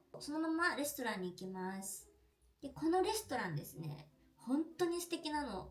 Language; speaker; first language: Japanese; native; Japanese